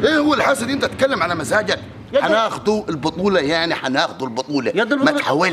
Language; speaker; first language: Arabic; native; Arabic